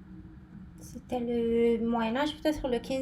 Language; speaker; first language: French; non-native, fluent; Romanian